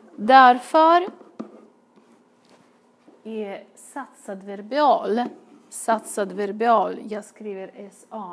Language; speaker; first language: Swedish; non-native, fluent; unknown